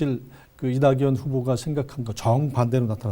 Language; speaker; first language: Korean; native; Korean